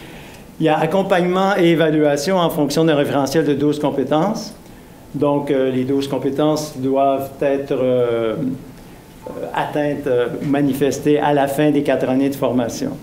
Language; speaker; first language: French; native; French